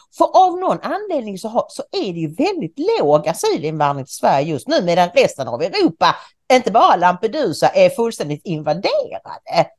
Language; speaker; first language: Swedish; native; Swedish